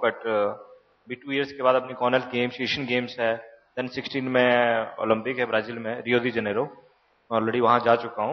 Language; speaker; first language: Hindi; native; Hindi